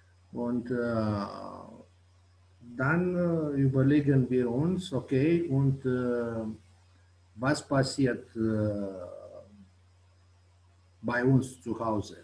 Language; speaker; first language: German; non-native, fluent; Romanian